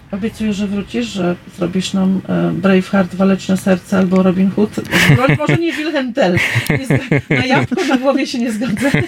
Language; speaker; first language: Polish; native; Polish